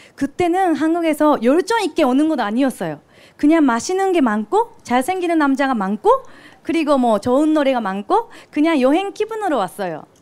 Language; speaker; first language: Korean; non-native, fluent; Japanese